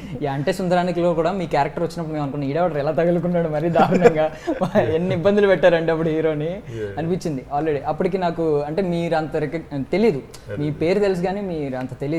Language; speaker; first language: Telugu; native; Telugu